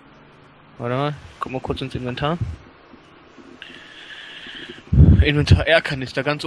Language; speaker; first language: German; native; German